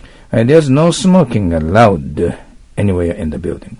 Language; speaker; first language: English; non-native, fluent; Japanese